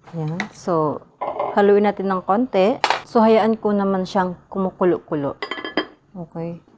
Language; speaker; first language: Filipino; non-native, local second language; Cebuano